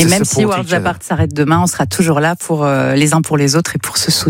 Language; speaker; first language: French; native; French